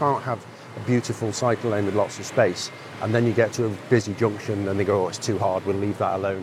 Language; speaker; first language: English; native; English